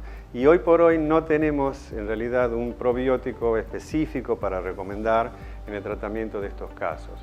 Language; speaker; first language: Spanish; native; Spanish